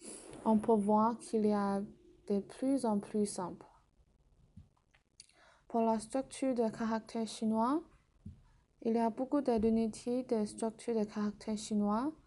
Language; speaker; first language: French; non-native, learner; Chinese